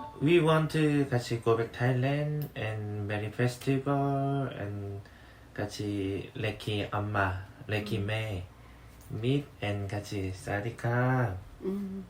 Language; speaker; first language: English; non-native, learner; Korean